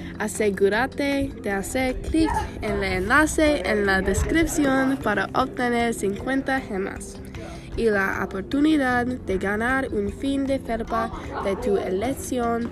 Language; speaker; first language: Spanish; non-native, learner; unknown